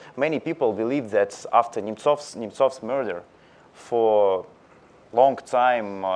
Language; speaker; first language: English; non-native, learner; Russian